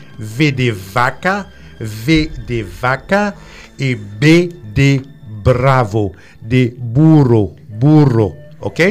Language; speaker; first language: Spanish; non-native, fluent; French